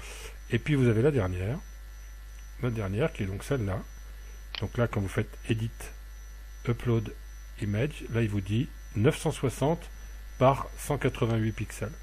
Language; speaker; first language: French; native; French